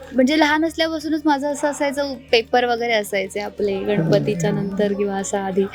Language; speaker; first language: Marathi; native; Marathi